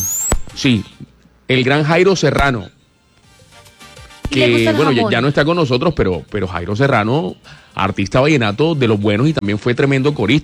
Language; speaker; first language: Spanish; native; Spanish